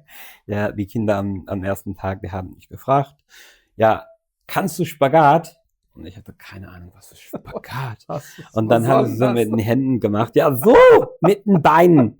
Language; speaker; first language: German; non-native, fluent; English